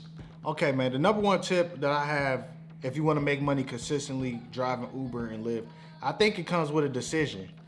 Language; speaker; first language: English; native; English